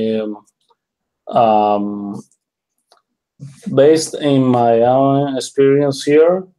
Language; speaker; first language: English; non-native, learner; Spanish